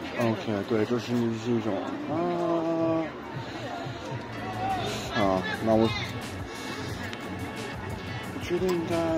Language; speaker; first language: Chinese; non-native, learner; English